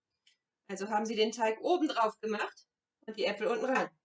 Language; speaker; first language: German; non-native, fluent; French